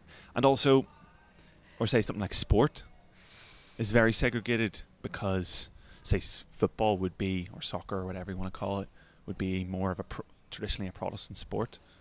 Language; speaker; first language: English; native; English